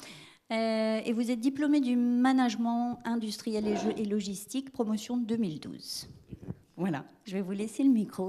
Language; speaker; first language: French; native; French